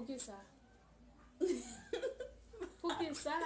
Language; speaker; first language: French; non-native, learner; Haitian Creole